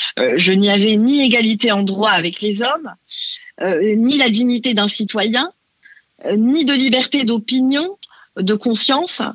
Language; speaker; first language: French; non-native, local second language; Arabic